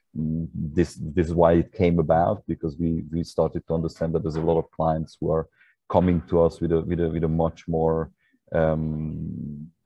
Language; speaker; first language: English; non-native, fluent; Hungarian